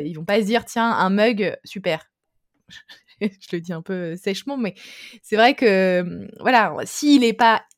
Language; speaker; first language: French; native; French